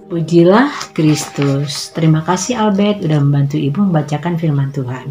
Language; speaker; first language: Indonesian; native; Indonesian